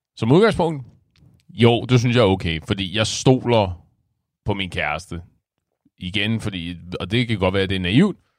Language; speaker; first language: Danish; native; Danish